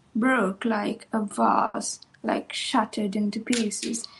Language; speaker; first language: English; non-native, local second language; Sinhala